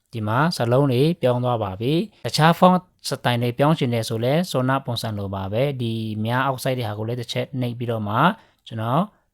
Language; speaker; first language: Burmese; non-native, local second language; Pa'o Karen